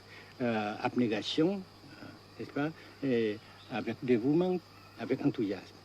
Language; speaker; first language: French; non-native, fluent; Vietnamese